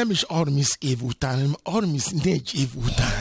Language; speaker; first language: Hungarian; non-native, fluent; Yoruba